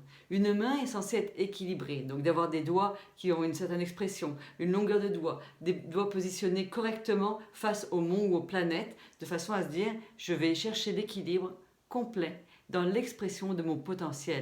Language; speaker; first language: French; native; French